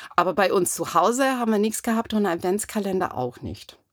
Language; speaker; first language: German; non-native, fluent; English